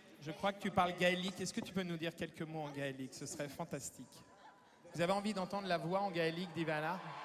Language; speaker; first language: French; native; French